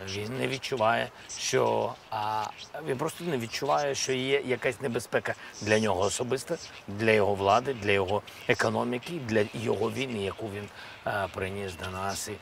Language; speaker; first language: Ukrainian; non-native, local second language; Russian